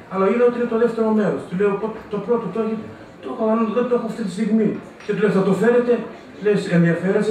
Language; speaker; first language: Greek; non-native, fluent; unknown